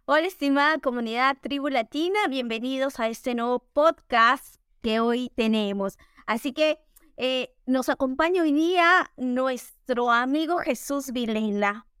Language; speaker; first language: Spanish; native; Spanish